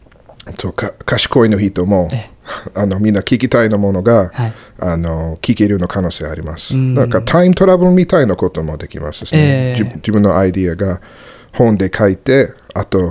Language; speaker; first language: Japanese; non-native, learner; English